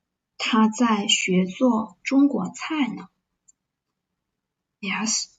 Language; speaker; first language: Chinese; non-native, fluent; English